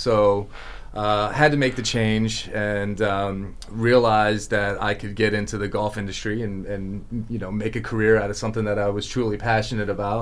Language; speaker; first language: English; native; English